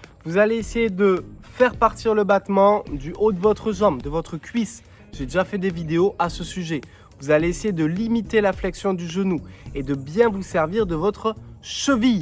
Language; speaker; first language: French; native; French